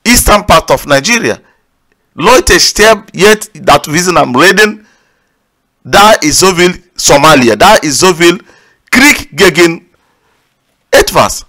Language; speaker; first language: German; non-native, learner; Igbo